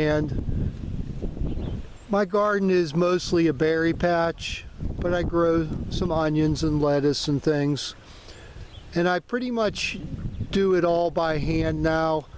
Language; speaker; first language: English; native; English